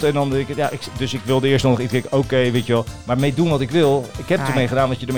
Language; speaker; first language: Dutch; native; Dutch